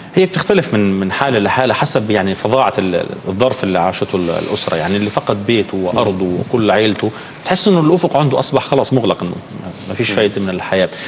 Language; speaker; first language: Arabic; native; Arabic